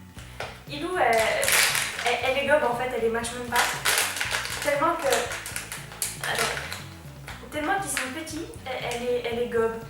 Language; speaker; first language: French; native; French